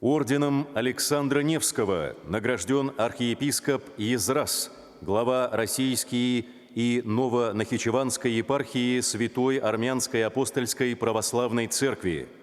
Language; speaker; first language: Russian; native; Russian